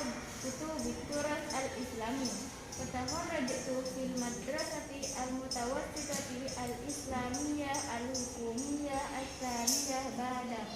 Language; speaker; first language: Arabic; non-native, learner; Indonesian